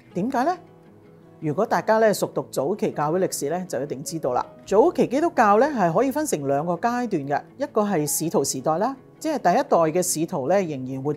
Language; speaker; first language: Chinese; native; Chinese